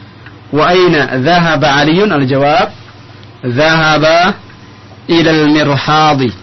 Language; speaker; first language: Arabic; non-native, learner; Indonesian